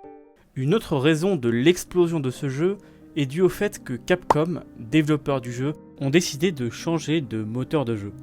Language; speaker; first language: French; native; French